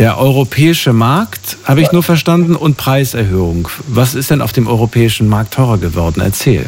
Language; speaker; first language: German; native; German